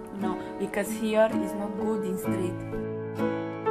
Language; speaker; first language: English; non-native, learner; Romanian